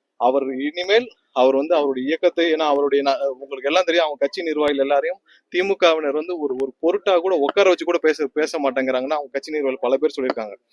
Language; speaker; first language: Tamil; native; Tamil